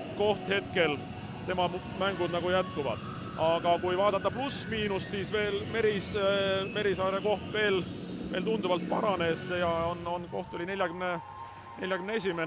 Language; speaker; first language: Estonian; native; Estonian